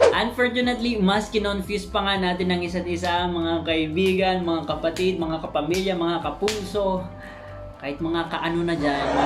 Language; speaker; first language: Filipino; non-native, local second language; Iloko